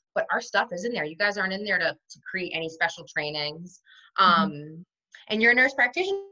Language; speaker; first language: English; native; English